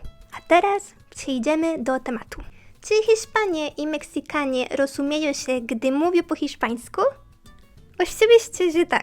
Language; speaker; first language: Polish; non-native, learner; Spanish